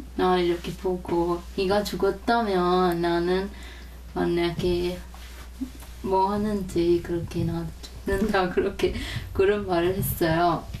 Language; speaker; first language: Korean; non-native, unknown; Sinhala